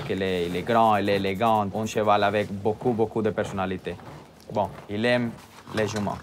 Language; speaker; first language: French; non-native, fluent; Spanish